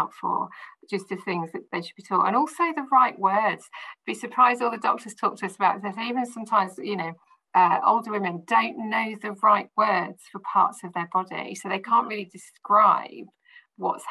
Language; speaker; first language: English; native; English